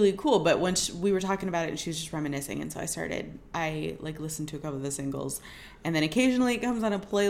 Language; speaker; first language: English; native; English